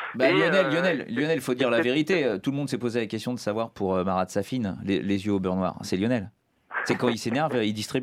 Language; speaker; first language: French; native; French